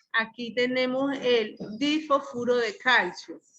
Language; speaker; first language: Spanish; native; Spanish